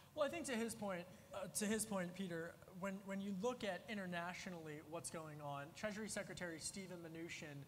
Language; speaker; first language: English; native; English